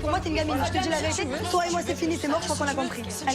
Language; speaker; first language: French; native; French